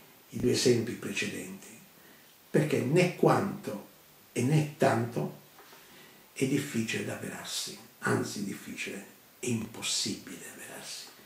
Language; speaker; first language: Italian; native; Italian